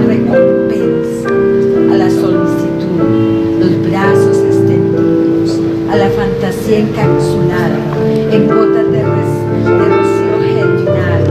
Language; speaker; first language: Spanish; native; Spanish